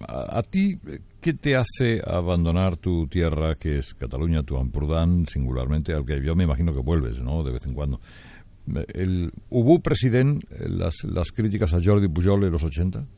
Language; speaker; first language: Spanish; native; Spanish